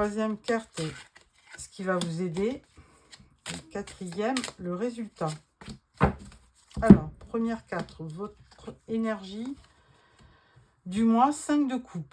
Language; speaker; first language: French; native; French